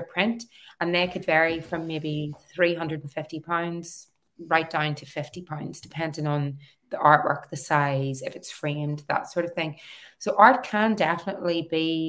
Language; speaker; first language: English; native; English